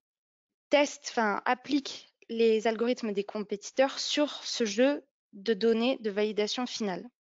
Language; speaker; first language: French; native; French